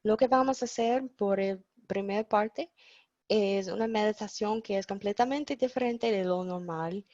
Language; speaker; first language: Spanish; non-native, fluent; English